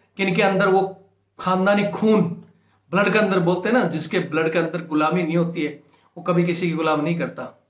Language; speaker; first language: Hindi; native; Hindi